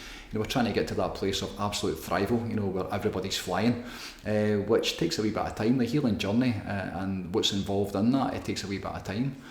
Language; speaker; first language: English; native; English